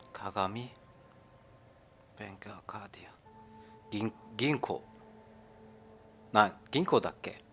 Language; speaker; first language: Japanese; non-native, learner; German